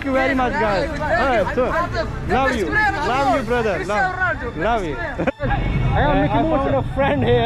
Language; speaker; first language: English; non-native, local second language; Urdu